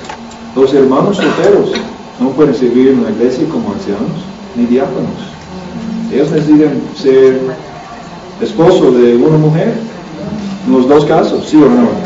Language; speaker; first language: Spanish; non-native, learner; English